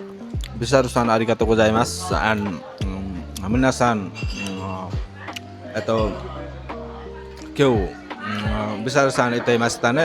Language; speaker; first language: Japanese; non-native, learner; Nepali